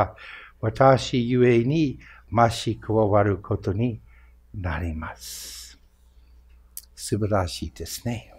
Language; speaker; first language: Japanese; non-native, fluent; English